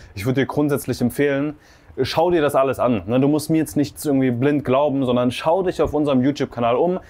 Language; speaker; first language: German; native; German